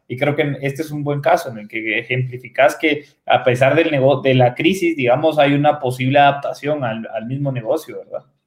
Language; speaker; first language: Spanish; native; Spanish